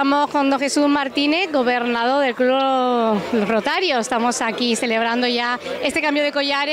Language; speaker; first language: Spanish; native; Spanish